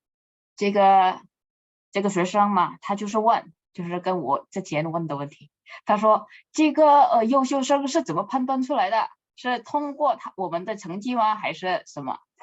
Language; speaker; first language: Chinese; non-native, fluent; Indonesian